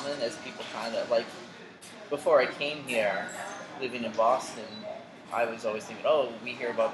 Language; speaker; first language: English; native; English